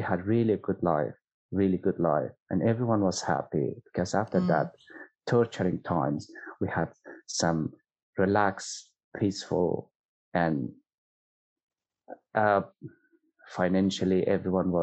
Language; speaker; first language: English; non-native, fluent; Persian